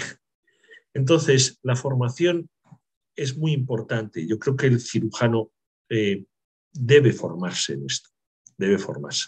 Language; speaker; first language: Spanish; native; Spanish